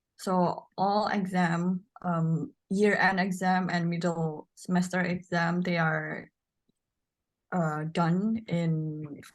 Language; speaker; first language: English; non-native, learner; Indonesian